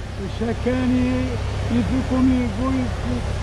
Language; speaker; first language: French; non-native, learner; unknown